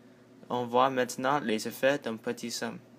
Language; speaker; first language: French; non-native, learner; English